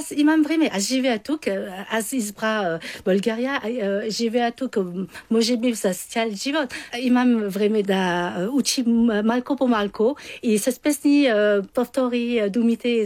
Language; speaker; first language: Bulgarian; non-native, learner; French